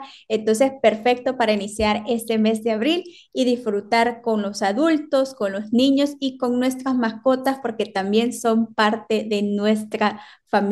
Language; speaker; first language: Spanish; native; Spanish